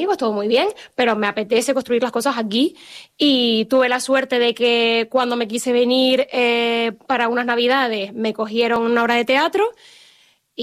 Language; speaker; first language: Spanish; native; Spanish